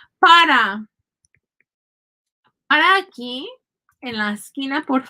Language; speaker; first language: Spanish; non-native, fluent; English